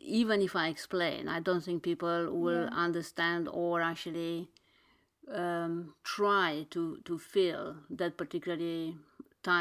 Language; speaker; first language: English; non-native, fluent; Romanian